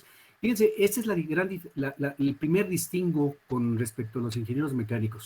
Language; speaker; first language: Spanish; native; Spanish